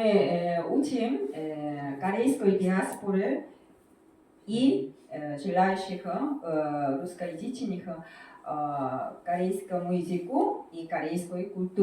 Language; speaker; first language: Russian; non-native, fluent; Korean